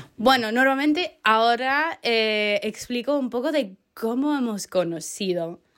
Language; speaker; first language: Spanish; non-native, fluent; English